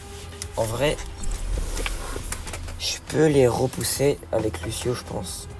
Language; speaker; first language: French; native; French